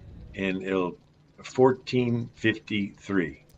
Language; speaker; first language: Spanish; non-native, learner; English